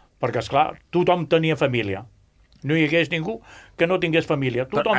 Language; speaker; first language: Catalan; non-native, local second language; Spanish